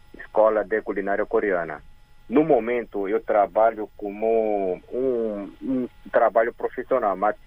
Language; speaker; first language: Portuguese; early bilingual, other home language; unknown